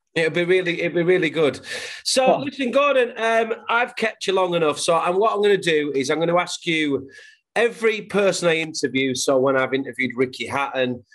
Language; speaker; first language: English; native; English